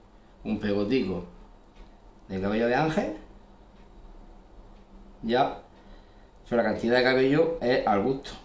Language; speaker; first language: Spanish; native; Spanish